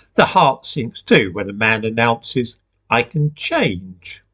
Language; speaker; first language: English; native; English